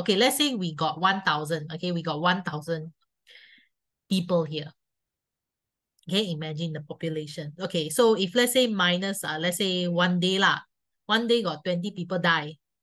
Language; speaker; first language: English; non-native, local second language; Chinese